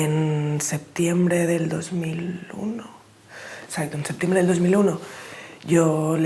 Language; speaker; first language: Spanish; native; Spanish